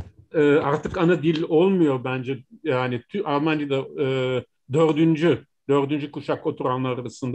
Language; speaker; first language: Turkish; non-native, fluent; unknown